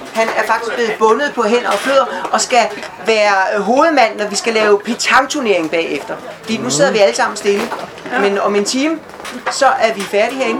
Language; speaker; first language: Danish; native; Danish